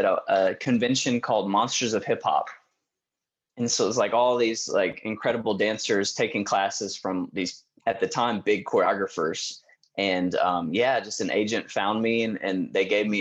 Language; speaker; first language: English; native; English